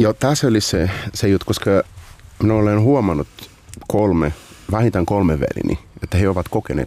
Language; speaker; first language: Finnish; non-native, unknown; Portuguese